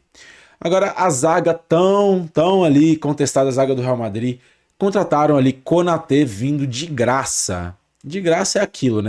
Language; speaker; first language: Portuguese; native; Portuguese